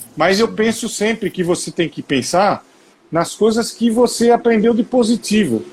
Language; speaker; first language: Portuguese; native; Portuguese